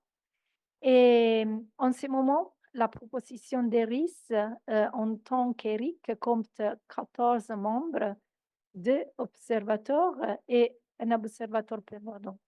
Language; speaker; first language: French; non-native, fluent; Italian